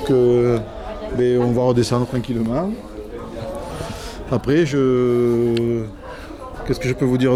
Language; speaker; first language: French; native; French